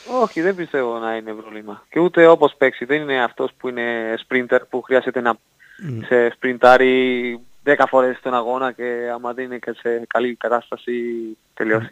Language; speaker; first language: Greek; non-native, learner; Spanish